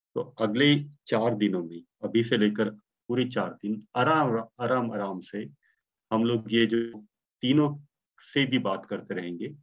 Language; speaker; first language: Hindi; non-native, local second language; Marathi